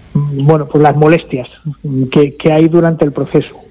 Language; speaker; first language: Spanish; native; Spanish